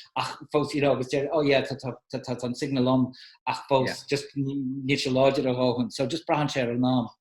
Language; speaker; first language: Irish; native; Irish